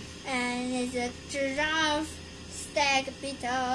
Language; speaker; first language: English; non-native, learner; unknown